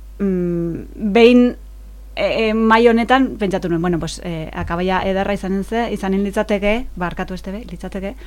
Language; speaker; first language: Basque; non-native, local second language; Spanish